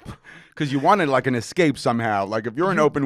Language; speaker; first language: English; native; English